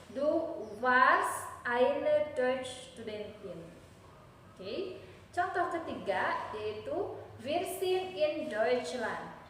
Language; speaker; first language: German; non-native, learner; Indonesian